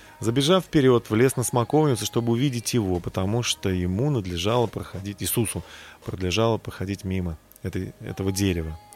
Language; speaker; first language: Russian; native; Russian